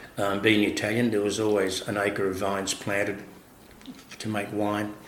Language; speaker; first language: English; early bilingual, other home language; Italian